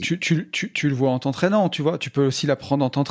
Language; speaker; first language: French; native; French